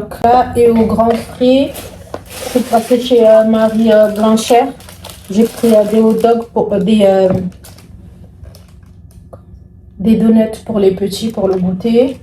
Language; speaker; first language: French; native; French